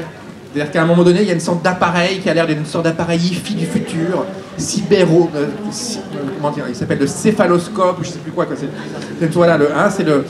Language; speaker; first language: French; native; French